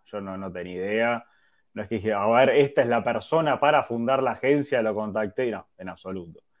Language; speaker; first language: Spanish; native; Spanish